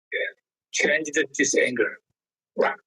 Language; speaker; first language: English; non-native, learner; Korean